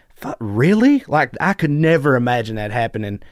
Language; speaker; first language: English; native; English